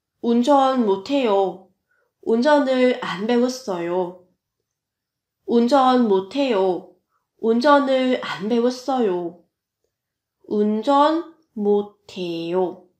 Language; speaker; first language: Korean; non-native, fluent; Vietnamese